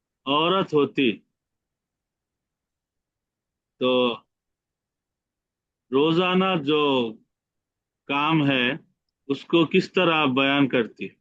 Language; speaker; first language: Hindi; non-native, fluent; Bangla